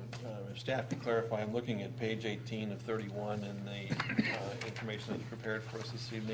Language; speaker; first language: English; native; English